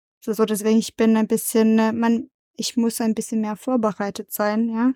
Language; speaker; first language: German; non-native, learner; French